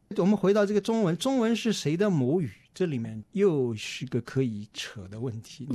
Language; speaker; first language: Chinese; native; Chinese